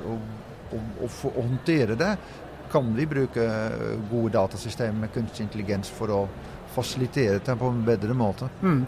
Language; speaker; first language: Norwegian; non-native, fluent; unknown